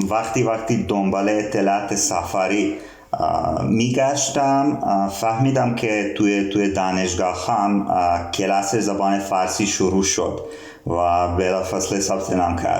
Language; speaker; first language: Persian; non-native, learner; Serbian